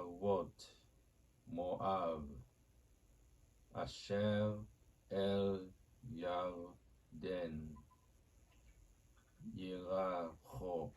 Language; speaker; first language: Hebrew; non-native, learner; Japanese